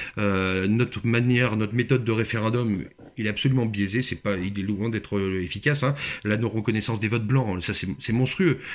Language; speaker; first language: French; native; French